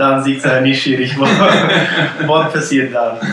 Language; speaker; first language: German; non-native, learner; Plautdietsch